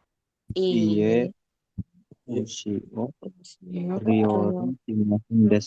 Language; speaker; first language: Japanese; non-native, learner; Indonesian